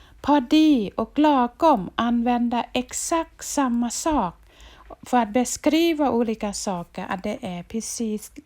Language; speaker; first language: Swedish; non-native, fluent; Thai